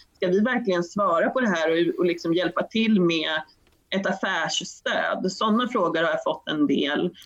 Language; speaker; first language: Swedish; native; Swedish